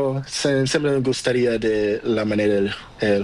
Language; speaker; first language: Spanish; non-native, learner; Portuguese